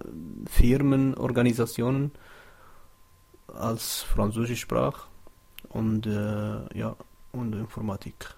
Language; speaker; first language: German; non-native, learner; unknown